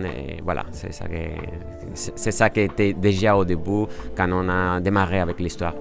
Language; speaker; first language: French; non-native, fluent; Spanish